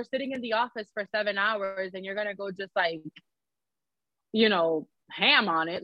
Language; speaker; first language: English; native; English